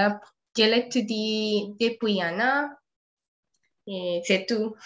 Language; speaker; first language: French; non-native, learner; Spanish